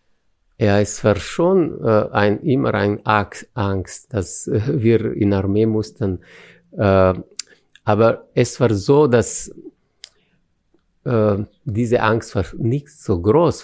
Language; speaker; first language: German; non-native, fluent; Slovenian